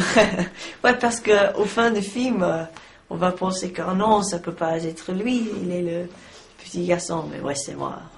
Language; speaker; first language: French; non-native, learner; English